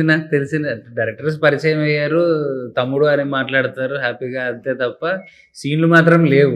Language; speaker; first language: Telugu; native; Telugu